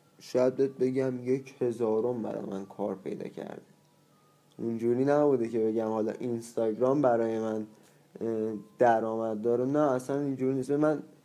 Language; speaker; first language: Persian; native; Persian